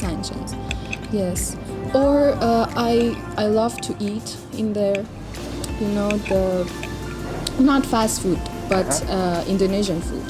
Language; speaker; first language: English; non-native, fluent; Persian